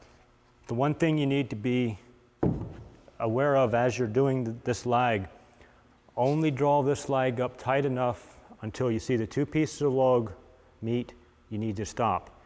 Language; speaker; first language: English; native; English